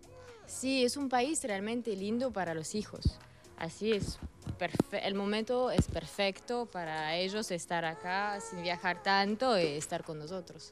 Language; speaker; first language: Spanish; non-native, learner; Russian